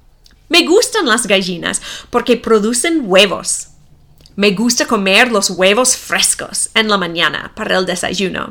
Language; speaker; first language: Spanish; non-native, fluent; English